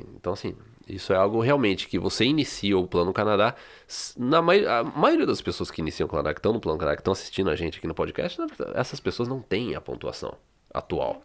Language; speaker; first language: Portuguese; native; Portuguese